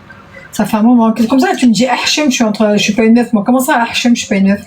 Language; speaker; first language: French; native; French